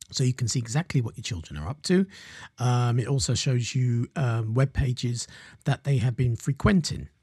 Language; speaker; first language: English; native; English